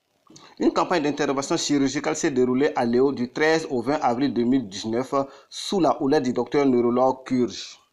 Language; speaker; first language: French; native; French